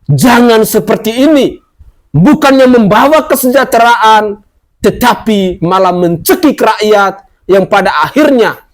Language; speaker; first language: Indonesian; native; Indonesian